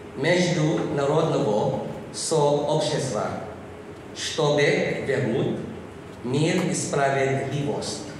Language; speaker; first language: Russian; non-native, fluent; Filipino